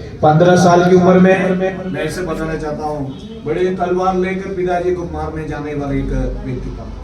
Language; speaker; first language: Hindi; non-native, local second language; Malayalam